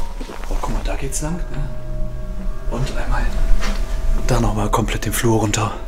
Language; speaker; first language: German; native; German